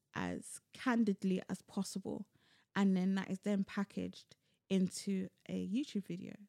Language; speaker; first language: English; native; English